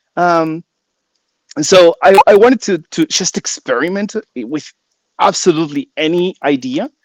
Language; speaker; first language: English; non-native, fluent; Spanish